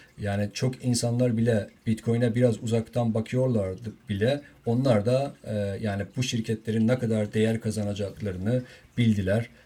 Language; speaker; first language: Turkish; non-native, fluent; Persian